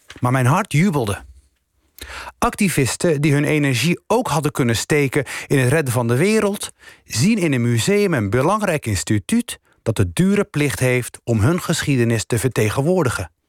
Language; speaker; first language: Dutch; early bilingual, other home language; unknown